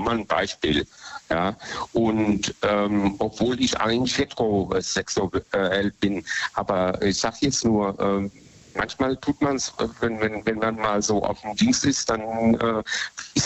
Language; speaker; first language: German; native; German